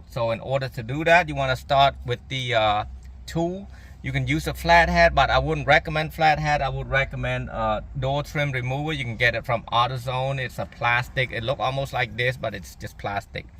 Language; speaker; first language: English; non-native, local second language; Khmer